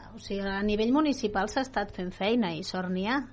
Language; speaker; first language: Catalan; native; Catalan